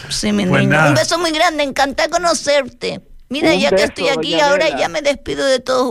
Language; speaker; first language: Spanish; native; Spanish